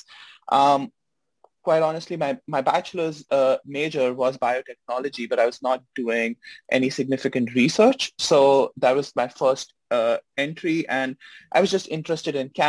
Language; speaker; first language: English; non-native, local second language; Hindi